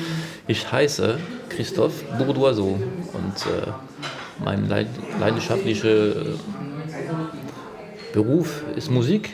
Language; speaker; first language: German; non-native, fluent; French